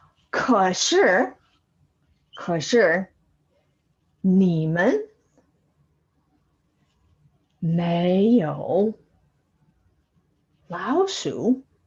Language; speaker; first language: Chinese; non-native, fluent; English